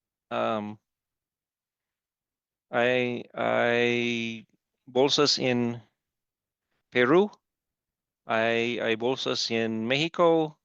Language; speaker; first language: Spanish; non-native, fluent; English